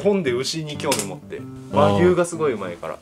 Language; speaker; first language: Japanese; native; Japanese